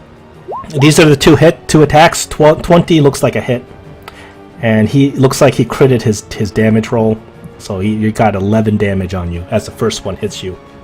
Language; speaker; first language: English; native; English